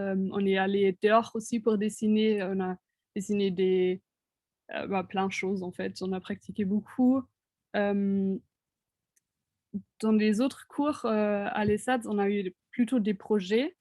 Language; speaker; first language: French; non-native, fluent; German